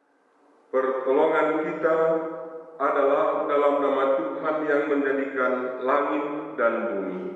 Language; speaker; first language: Indonesian; native; Indonesian